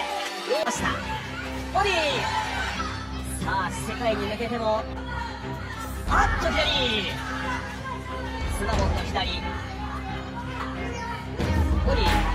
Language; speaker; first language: Japanese; native; Japanese